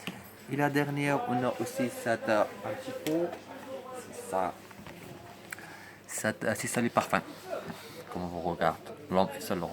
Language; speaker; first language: French; non-native, learner; Arabic